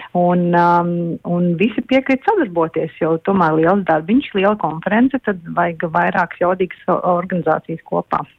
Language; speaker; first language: Latvian; early bilingual, heritage; Latvian